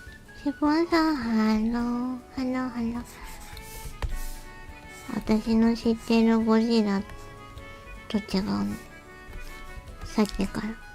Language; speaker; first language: Japanese; native; Japanese